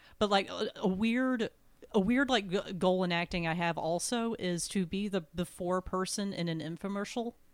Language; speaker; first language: English; native; English